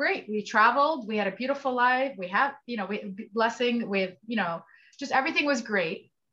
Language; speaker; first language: English; early bilingual, other home language; Arabic